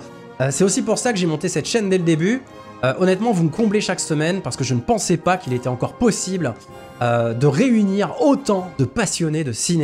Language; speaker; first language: French; native; French